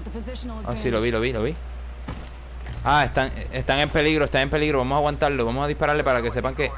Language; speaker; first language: Spanish; early bilingual, heritage; Spanish